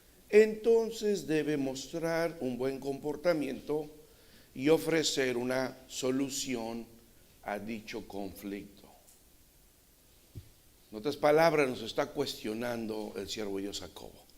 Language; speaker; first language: Spanish; native; Spanish